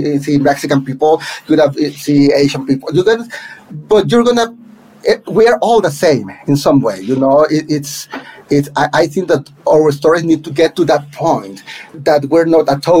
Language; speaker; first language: English; non-native, fluent; Spanish